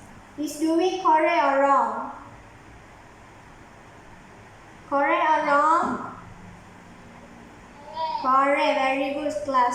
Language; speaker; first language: English; non-native, learner; Malay